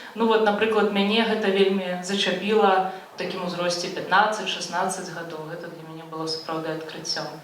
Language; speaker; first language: Belarusian; native; Belarusian